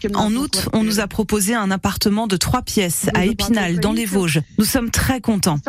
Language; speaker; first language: French; non-native, fluent; Ukrainian